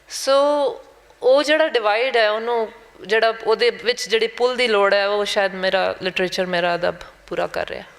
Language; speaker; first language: Punjabi; non-native, local second language; Hindi